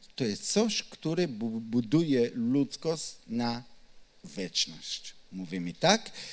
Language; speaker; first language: Polish; non-native, learner; Hebrew